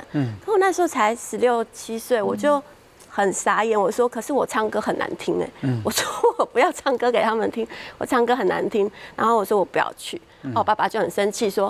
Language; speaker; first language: Chinese; native; Chinese